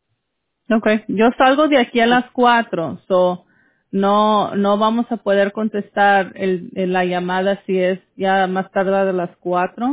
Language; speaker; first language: Spanish; early bilingual, heritage; English